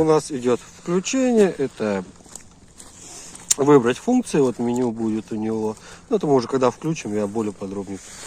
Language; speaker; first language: Russian; native; Russian